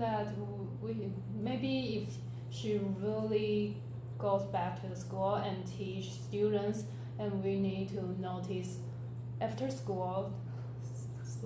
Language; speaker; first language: English; non-native, learner; Chinese